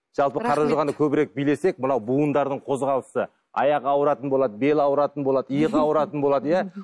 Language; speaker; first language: Kazakh; native; Kazakh